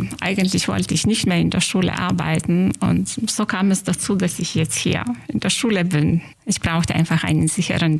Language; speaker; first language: German; non-native, fluent; Lithuanian